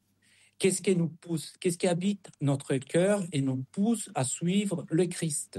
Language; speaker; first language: French; non-native, fluent; Spanish